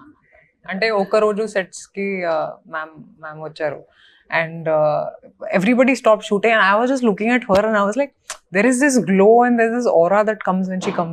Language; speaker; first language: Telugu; non-native, fluent; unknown